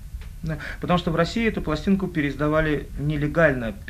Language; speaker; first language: Russian; native; Russian